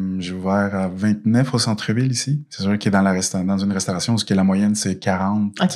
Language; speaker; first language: French; non-native, fluent; Spanish